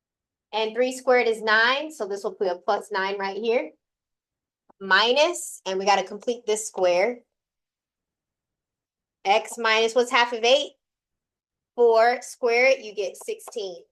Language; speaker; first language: English; native; English